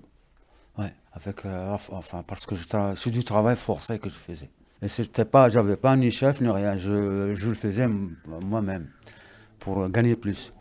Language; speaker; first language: French; non-native, local second language; Arabic